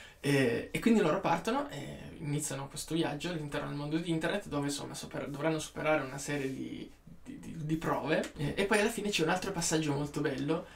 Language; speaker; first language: Italian; native; Italian